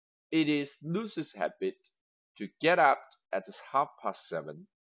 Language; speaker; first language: English; non-native, fluent; Chinese